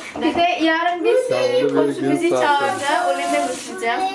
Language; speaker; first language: Turkish; non-native, learner; Indonesian